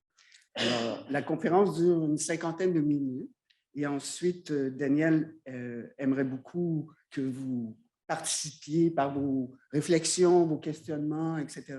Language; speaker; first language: French; native; French